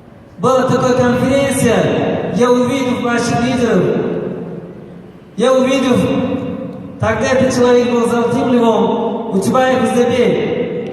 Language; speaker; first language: Russian; non-native, local second language; Tajik